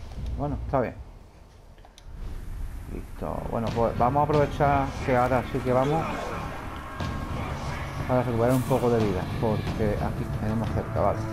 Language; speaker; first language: Spanish; native; Spanish